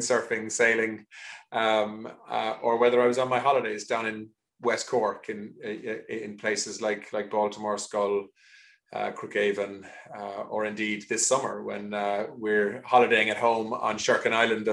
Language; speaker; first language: English; native; English